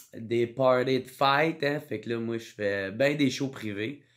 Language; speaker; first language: French; native; French